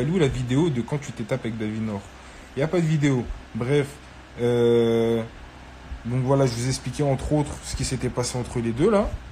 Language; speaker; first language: French; native; French